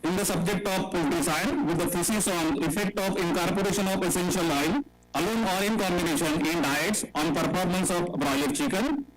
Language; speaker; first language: English; non-native, local second language; Marathi